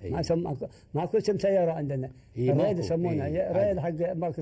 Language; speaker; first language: Arabic; native; Arabic